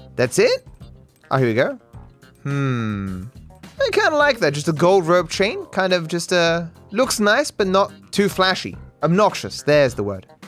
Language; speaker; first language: English; native; English